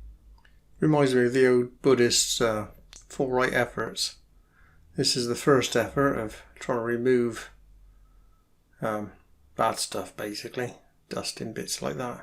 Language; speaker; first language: English; native; English